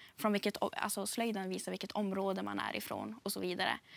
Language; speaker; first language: Swedish; native; Swedish